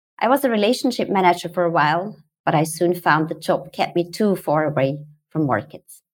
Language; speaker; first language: English; non-native, fluent; German